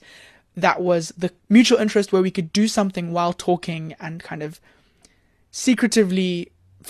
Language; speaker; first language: English; native; English